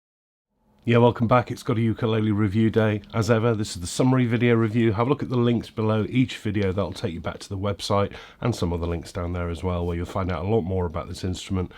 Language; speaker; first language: English; native; English